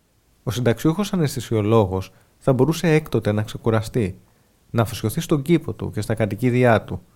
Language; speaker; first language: Greek; native; Greek